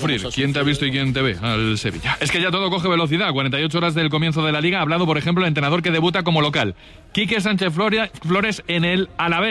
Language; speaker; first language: Spanish; native; Spanish